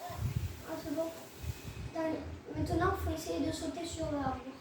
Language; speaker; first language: French; native; French